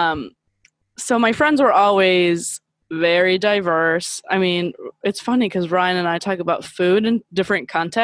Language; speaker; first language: English; early bilingual, other home language; Spanish